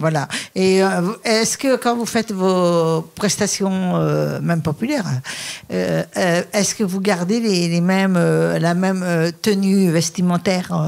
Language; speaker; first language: French; native; French